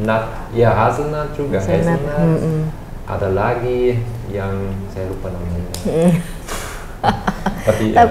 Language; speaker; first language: Indonesian; non-native, fluent; German